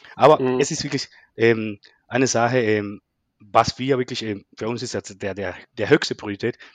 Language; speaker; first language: German; non-native, fluent; Spanish